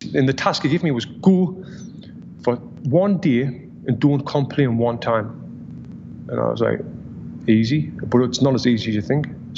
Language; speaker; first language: English; native; English